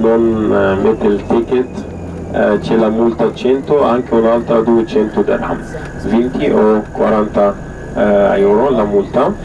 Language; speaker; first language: Italian; non-native, fluent; Arabic